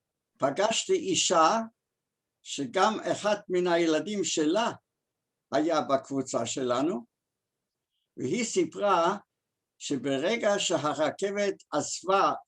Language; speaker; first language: Hebrew; early bilingual, other home language; German